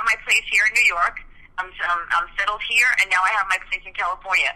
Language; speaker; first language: English; early bilingual, other home language; Spanish